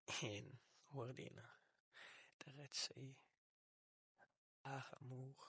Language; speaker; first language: Dutch; non-native, learner; Afrikaans